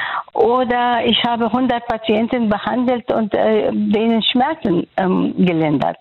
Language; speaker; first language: German; non-native, fluent; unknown